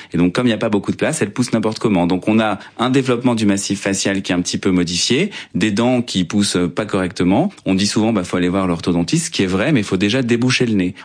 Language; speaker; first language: French; native; French